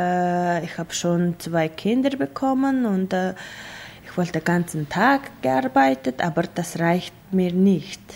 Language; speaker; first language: German; non-native, learner; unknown